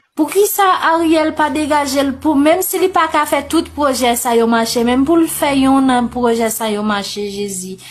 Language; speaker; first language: Haitian Creole; non-native, fluent; Portuguese